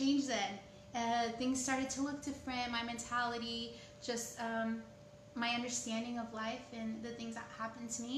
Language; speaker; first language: English; early bilingual, other home language; Spanish